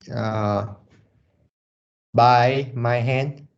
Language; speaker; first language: English; non-native, learner; Vietnamese